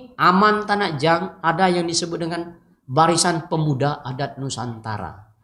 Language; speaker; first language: Indonesian; non-native, local second language; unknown